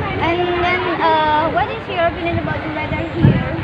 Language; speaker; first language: English; non-native, learner; Indonesian